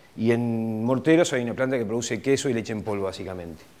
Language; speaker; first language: Spanish; native; Spanish